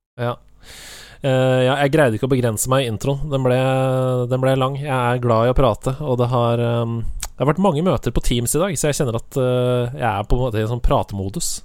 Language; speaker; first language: Norwegian; native; Norwegian